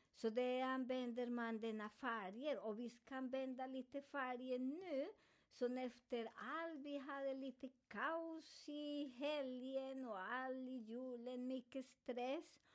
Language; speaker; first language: Swedish; non-native, fluent; Spanish